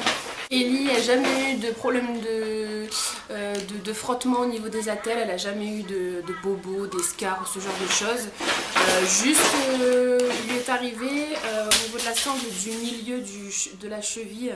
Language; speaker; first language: French; native; French